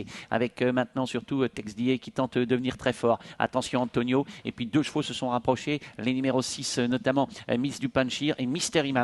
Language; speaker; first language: French; native; French